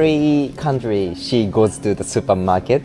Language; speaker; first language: English; non-native, learner; Japanese